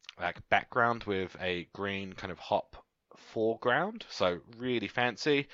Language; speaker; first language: English; native; English